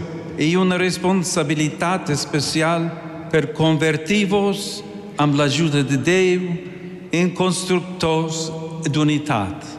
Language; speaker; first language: Catalan; non-native, learner; English